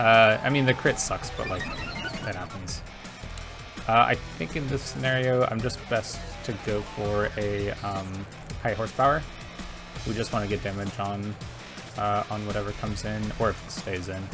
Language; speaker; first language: English; native; English